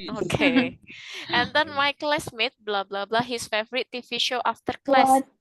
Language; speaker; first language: English; non-native, fluent; Indonesian